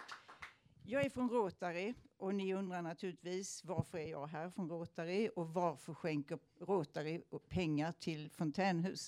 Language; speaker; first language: Swedish; native; Swedish